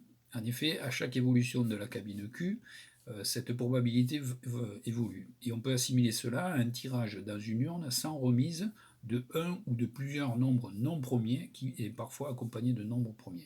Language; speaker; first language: French; native; French